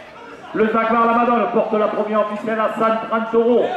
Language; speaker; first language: French; native; French